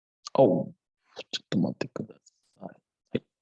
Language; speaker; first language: Japanese; non-native, fluent; Indonesian